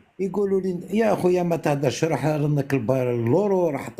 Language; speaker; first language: Arabic; native; Arabic